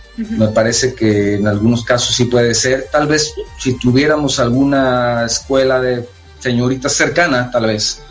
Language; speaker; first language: Spanish; native; Spanish